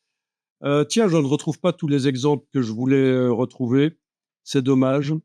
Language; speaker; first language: French; native; French